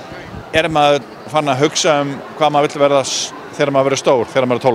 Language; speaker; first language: Icelandic; native; Icelandic